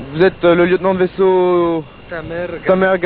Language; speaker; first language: French; native; French